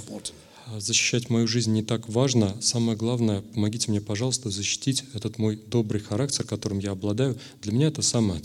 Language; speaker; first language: Russian; native; Russian